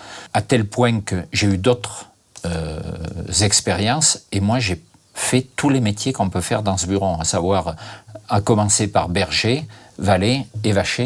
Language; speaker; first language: French; native; French